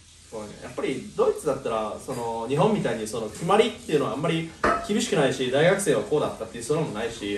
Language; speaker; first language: Japanese; native; Japanese